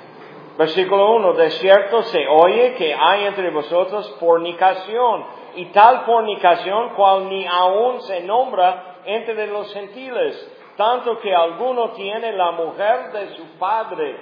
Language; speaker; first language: Spanish; non-native, fluent; English